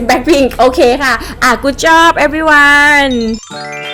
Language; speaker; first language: English; non-native, fluent; Thai